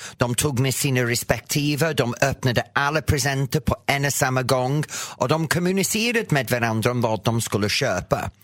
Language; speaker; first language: Swedish; non-native, fluent; English